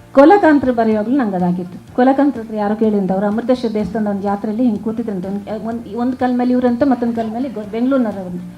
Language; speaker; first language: Kannada; native; Kannada